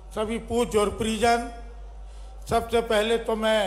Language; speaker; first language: Hindi; native; Hindi